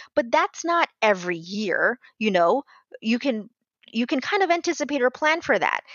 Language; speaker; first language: English; non-native, local second language; Bangla